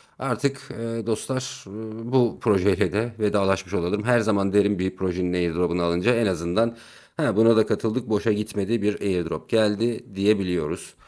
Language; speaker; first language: Turkish; native; Turkish